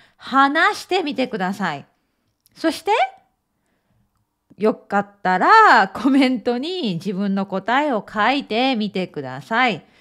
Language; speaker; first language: Japanese; native; Japanese